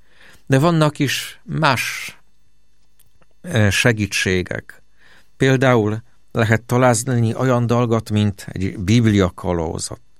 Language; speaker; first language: Hungarian; non-native, fluent; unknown